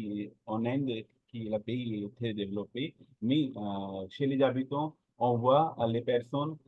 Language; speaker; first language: French; non-native, learner; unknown